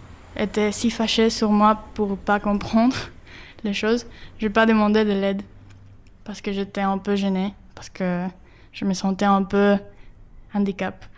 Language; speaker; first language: French; non-native, learner; Spanish